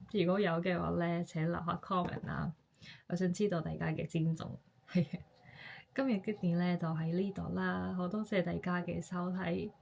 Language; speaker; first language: Cantonese; non-native, fluent; Japanese